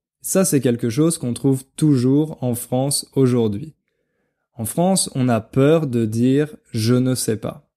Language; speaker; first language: French; native; French